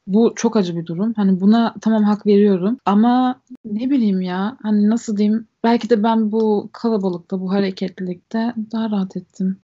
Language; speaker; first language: Turkish; early bilingual, heritage; Turkish